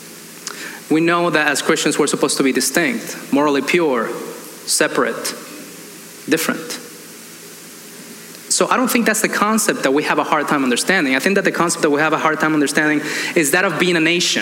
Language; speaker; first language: English; non-native, fluent; Spanish